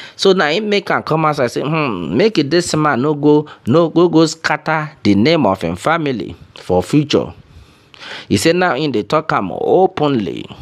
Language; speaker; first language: Nigerian Pidgin; non-native, local second language; Yoruba